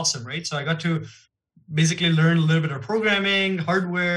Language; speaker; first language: English; non-native, fluent; Gujarati